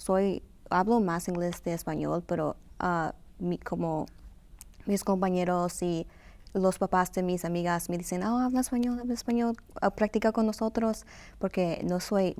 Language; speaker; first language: Spanish; early bilingual, heritage; Spanish